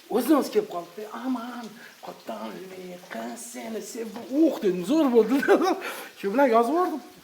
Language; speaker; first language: Uzbek; non-native, local second language; Kara-Kalpak